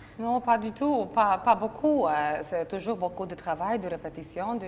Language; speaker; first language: French; non-native, fluent; Polish